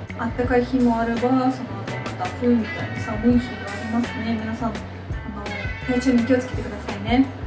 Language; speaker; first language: Japanese; non-native, fluent; Russian